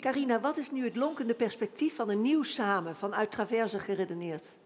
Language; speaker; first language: Dutch; native; Dutch